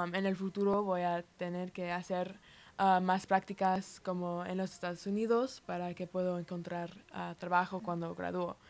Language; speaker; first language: Spanish; early bilingual, heritage; Spanish